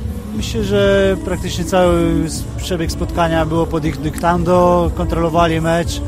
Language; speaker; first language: Polish; native; Polish